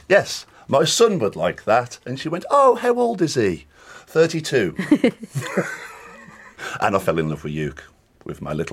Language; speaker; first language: English; native; English